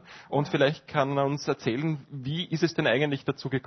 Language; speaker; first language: German; native; German